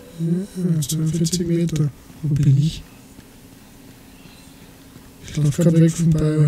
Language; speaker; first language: German; native; German